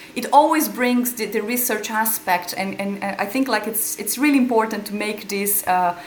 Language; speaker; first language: English; non-native, fluent; Portuguese